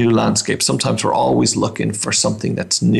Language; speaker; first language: English; native; English